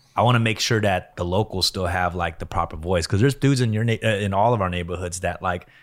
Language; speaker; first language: English; early bilingual, other home language; Korean